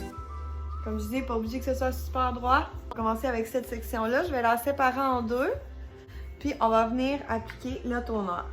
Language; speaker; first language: French; native; French